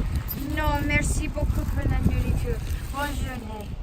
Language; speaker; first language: French; non-native, learner; English